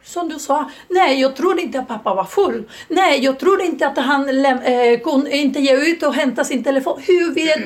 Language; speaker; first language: Swedish; non-native, fluent; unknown